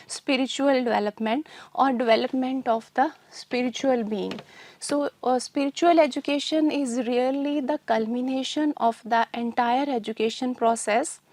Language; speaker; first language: English; non-native, local second language; Punjabi